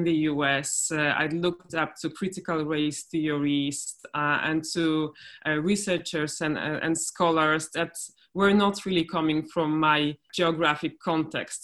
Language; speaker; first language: English; non-native, fluent; Polish